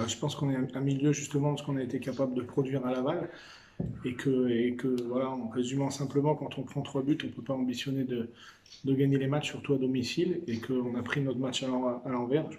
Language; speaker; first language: French; native; French